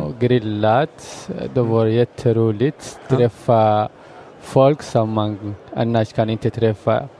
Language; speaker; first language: Swedish; non-native, learner; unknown